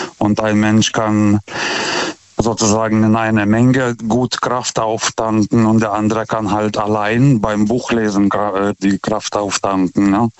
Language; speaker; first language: German; non-native, fluent; Lithuanian